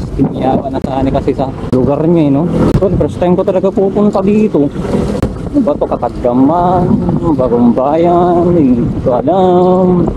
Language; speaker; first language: Filipino; non-native, local second language; Iloko